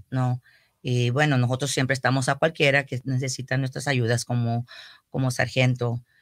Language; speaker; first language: Spanish; early bilingual, heritage; Spanish